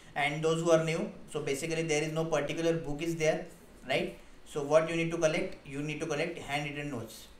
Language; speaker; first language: English; non-native, local second language; Hindi